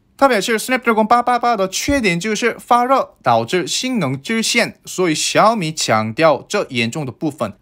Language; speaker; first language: Chinese; non-native, fluent; Korean